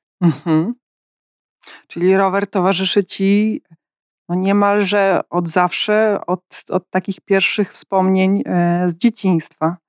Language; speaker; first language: Polish; native; Polish